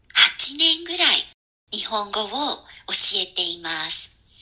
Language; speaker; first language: Japanese; native; Japanese